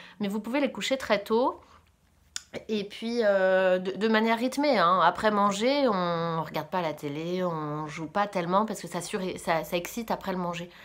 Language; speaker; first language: French; native; French